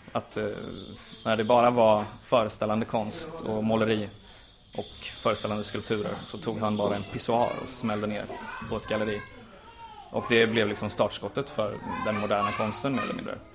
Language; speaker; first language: Swedish; native; Swedish